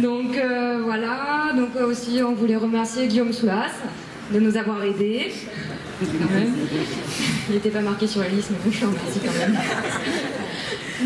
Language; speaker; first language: French; native; French